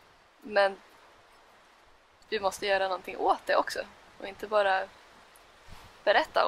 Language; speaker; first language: Swedish; native; Swedish